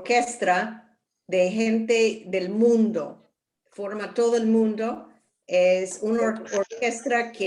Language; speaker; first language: Spanish; non-native, learner; English